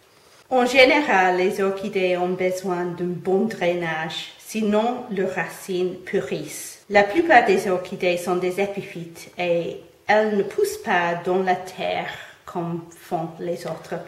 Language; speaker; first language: French; non-native, fluent; English